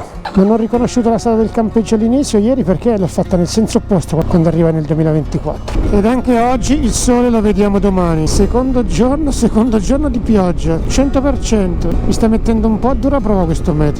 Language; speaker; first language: Italian; native; Italian